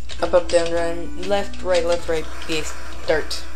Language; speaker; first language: English; native; English